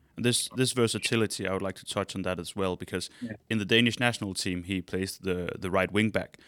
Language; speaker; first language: English; non-native, fluent; Danish